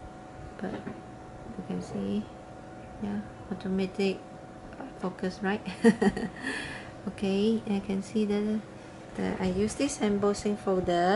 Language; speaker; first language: English; non-native, learner; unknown